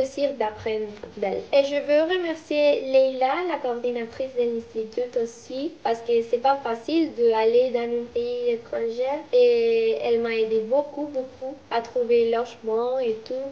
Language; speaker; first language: French; non-native, fluent; Spanish